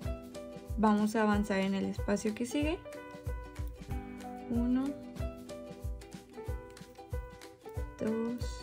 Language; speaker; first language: Spanish; native; Spanish